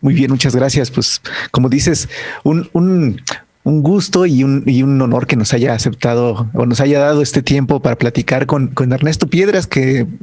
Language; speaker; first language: Spanish; native; Spanish